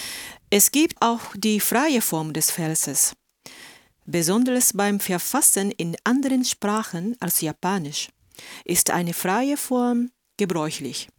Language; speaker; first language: German; non-native, fluent; Japanese